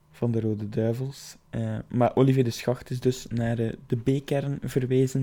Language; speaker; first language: Dutch; native; Dutch